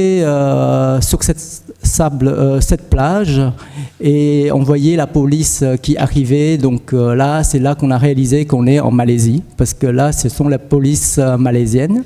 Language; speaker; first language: French; early bilingual, other home language; Vietnamese